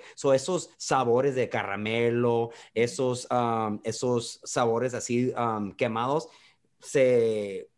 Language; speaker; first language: Spanish; early bilingual, heritage; Spanish